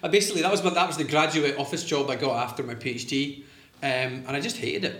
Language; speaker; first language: English; native; English